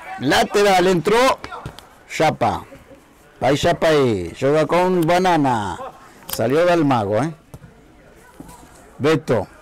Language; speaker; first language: Spanish; native; Spanish